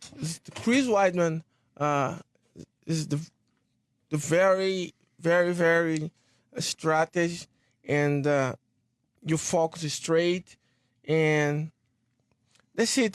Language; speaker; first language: English; non-native, learner; Portuguese